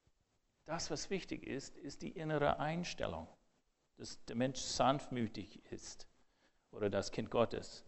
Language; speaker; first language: German; non-native, fluent; English